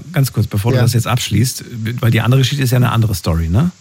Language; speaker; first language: German; native; German